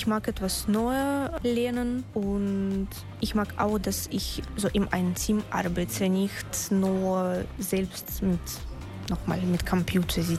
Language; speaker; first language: German; non-native, learner; Russian